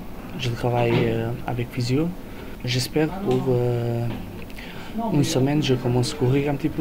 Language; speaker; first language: French; non-native, learner; Serbian